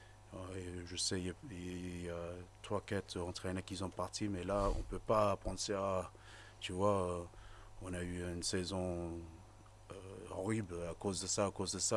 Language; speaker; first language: French; non-native, fluent; English